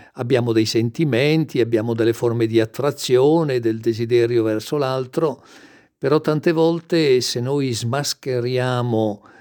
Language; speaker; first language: Italian; native; Italian